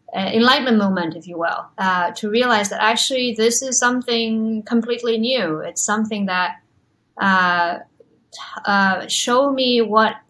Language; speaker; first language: English; non-native, fluent; Chinese